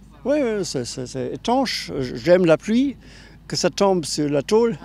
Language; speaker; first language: French; non-native, fluent; German